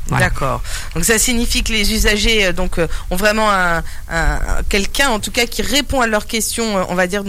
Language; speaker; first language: French; native; French